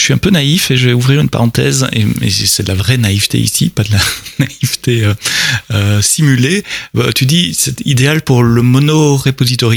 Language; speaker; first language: French; native; French